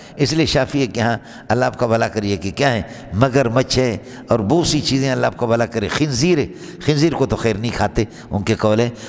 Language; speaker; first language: Urdu; non-native, local second language; Baluchi